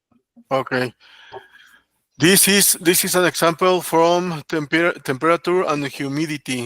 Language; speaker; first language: English; non-native, learner; Spanish